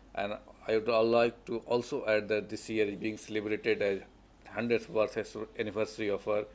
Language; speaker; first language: English; non-native, local second language; Hindi